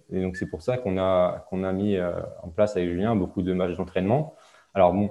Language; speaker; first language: French; native; French